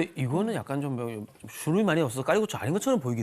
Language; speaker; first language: Korean; native; Korean